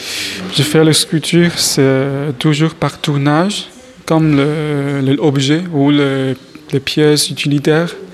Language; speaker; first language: French; non-native, learner; Chinese